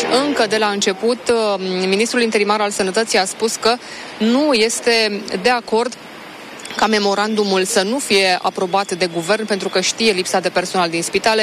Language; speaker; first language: Romanian; native; Romanian